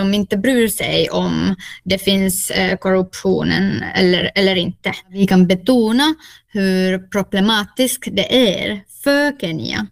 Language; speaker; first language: Swedish; non-native, local second language; Finnish